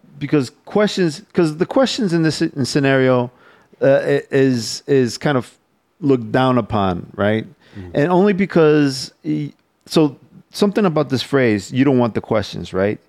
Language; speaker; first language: English; early bilingual, other home language; Spanish